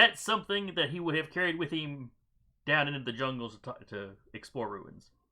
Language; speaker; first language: English; native; English